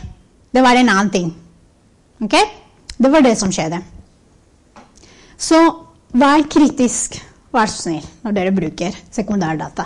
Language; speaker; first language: Norwegian; non-native, fluent; Spanish